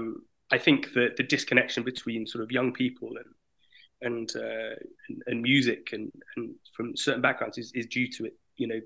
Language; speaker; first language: English; native; English